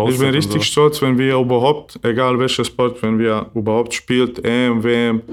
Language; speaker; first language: German; non-native, learner; Bosnian